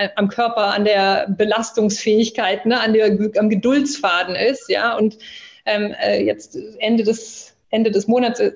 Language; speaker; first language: German; early bilingual, other home language; English